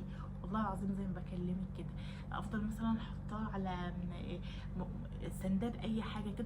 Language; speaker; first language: Arabic; native; Arabic